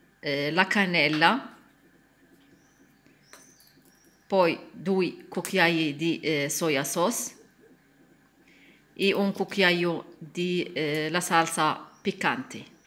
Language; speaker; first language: Italian; non-native, learner; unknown